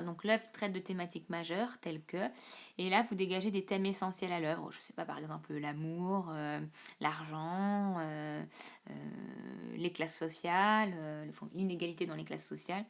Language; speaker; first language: French; native; French